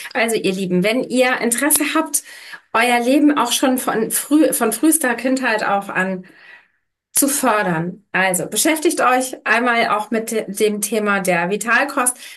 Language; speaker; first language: German; native; German